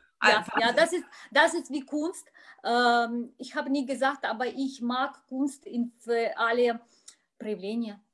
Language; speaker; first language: German; non-native, learner; Russian